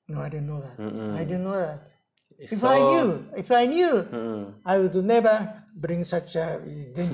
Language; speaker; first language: English; non-native, learner; Japanese